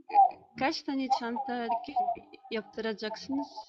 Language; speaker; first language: Turkish; non-native, learner; Russian